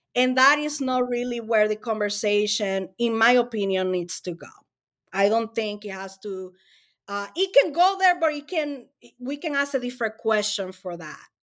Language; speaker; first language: English; non-native, fluent; Spanish